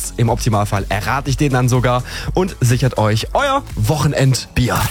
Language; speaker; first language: German; native; German